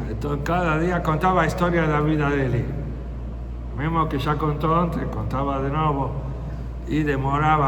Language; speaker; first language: Portuguese; non-native, fluent; Spanish